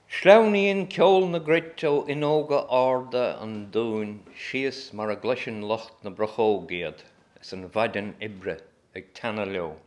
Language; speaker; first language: Irish; native; Irish